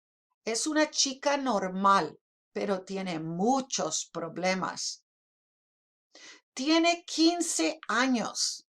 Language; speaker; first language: Spanish; non-native, fluent; English